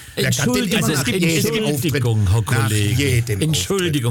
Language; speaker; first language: German; native; German